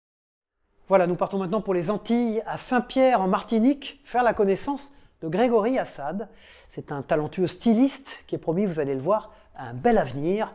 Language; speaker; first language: French; native; French